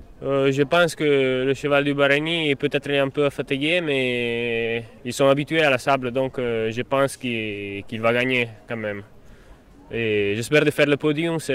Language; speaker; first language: French; non-native, fluent; Italian